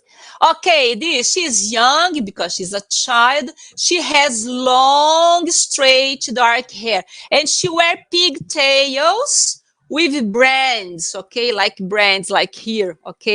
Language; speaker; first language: English; non-native, fluent; Portuguese